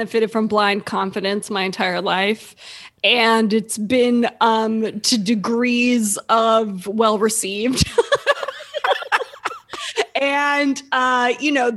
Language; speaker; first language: English; native; English